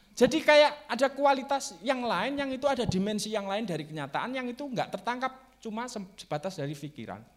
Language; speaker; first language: Indonesian; non-native, local second language; Javanese